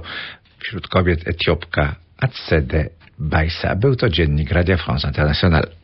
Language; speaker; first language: Polish; native; Polish